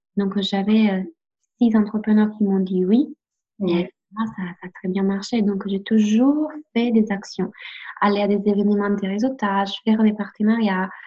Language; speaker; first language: French; non-native, fluent; Italian